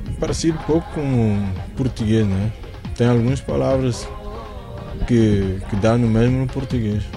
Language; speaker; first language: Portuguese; non-native, local second language; Upper Guinea Crioulo